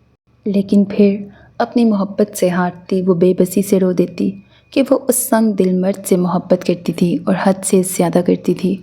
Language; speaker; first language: Urdu; native; Urdu